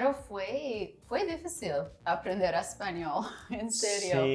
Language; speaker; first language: Spanish; non-native, learner; English